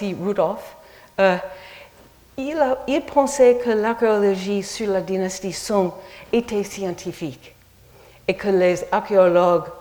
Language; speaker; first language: French; non-native, fluent; English